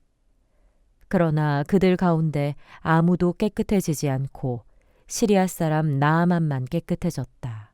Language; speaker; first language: Korean; native; Korean